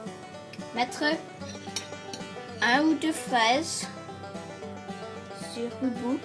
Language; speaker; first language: French; non-native, learner; English